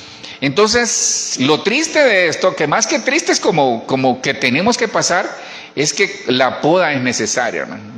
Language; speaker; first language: Spanish; native; Spanish